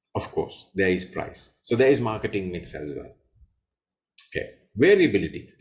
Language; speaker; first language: English; non-native, local second language; Sinhala